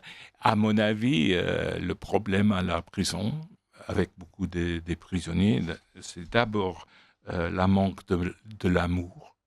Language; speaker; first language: French; non-native, fluent; English